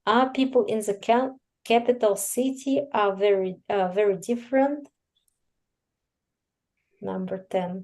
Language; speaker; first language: English; non-native, fluent; Russian